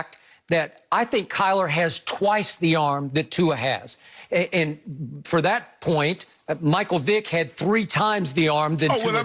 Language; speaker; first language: English; native; English